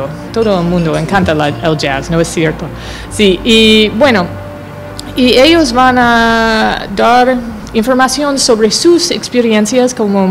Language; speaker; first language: Spanish; non-native, fluent; English